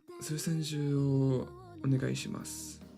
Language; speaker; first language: Japanese; non-native, learner; English